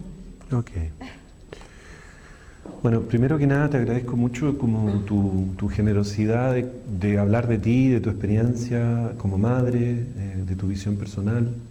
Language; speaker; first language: Spanish; native; Spanish